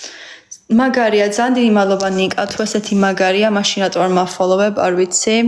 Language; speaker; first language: Georgian; early bilingual, heritage; Georgian